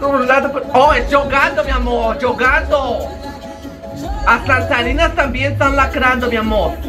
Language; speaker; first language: Portuguese; non-native, learner; Spanish